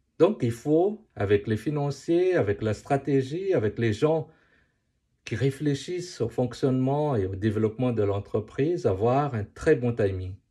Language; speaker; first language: French; non-native, local second language; Malagasy